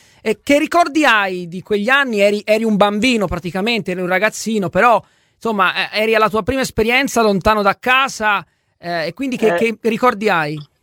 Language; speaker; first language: Italian; native; Italian